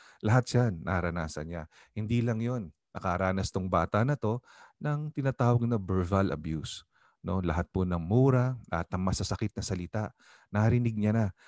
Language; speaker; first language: Filipino; native; Filipino